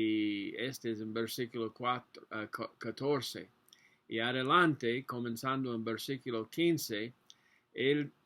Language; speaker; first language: Spanish; non-native, learner; English